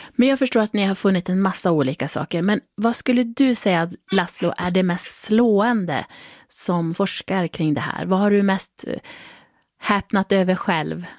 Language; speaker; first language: Swedish; native; Swedish